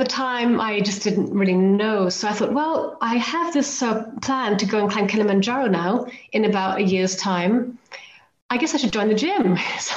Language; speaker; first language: English; native; English